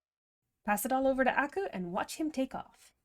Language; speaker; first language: English; native; English